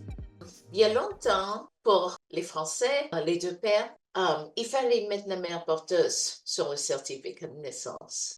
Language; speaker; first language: French; non-native, fluent; English